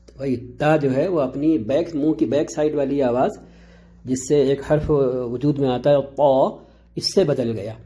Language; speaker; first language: Urdu; native; Urdu